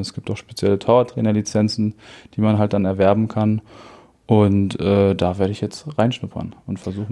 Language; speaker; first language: German; native; German